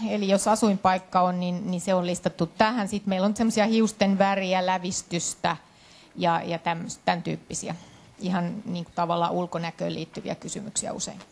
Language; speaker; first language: Finnish; native; Finnish